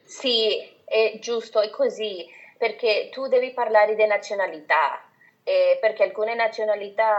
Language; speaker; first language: Italian; non-native, fluent; Spanish